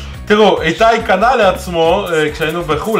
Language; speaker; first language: Hebrew; native; Hebrew